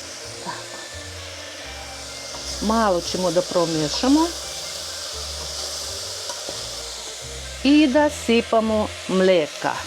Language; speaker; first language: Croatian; non-native, fluent; Russian